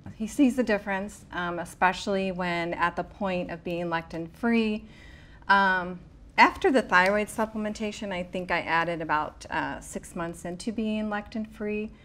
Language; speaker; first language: English; native; English